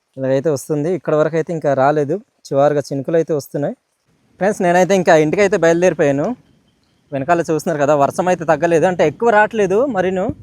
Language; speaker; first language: Telugu; non-native, local second language; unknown